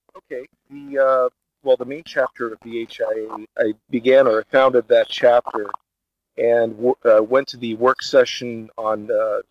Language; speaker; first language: English; early bilingual, other home language; Portuguese